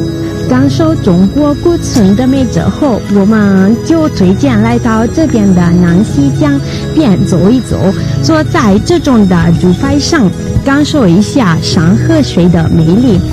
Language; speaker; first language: Chinese; non-native, fluent; Italian